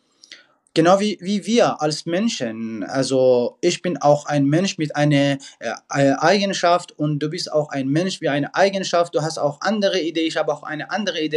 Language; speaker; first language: German; non-native, fluent; Persian